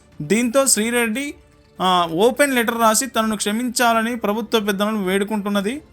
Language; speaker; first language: Telugu; native; Telugu